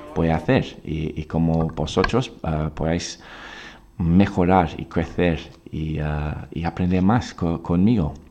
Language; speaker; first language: Spanish; non-native, fluent; English